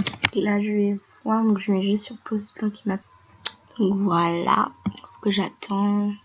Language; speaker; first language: French; native; French